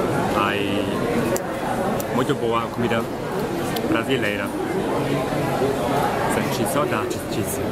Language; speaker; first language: Portuguese; non-native, fluent; German